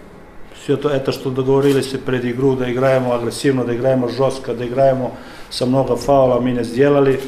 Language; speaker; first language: Russian; non-native, learner; Serbian